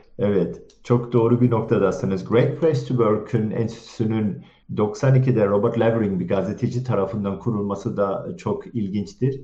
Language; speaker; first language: Turkish; early bilingual, heritage; Turkish